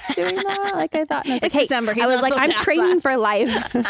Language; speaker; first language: English; native; English